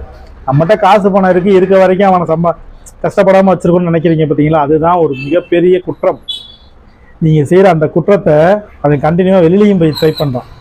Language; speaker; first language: Tamil; native; Tamil